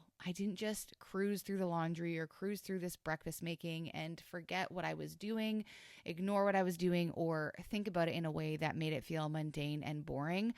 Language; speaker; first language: English; native; English